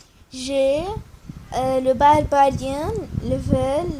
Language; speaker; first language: French; non-native, learner; Arabic